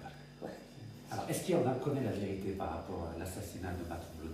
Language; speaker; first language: French; early bilingual, other home language; Arabic